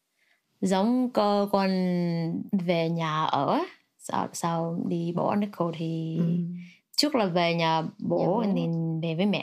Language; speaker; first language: Vietnamese; early bilingual, heritage; Vietnamese